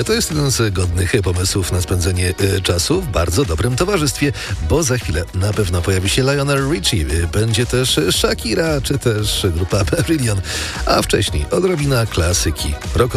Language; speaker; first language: Polish; native; Polish